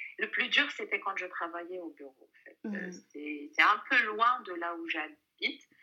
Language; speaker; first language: French; non-native, local second language; Arabic